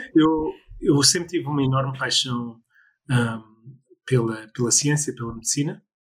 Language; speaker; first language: Portuguese; early bilingual, other home language; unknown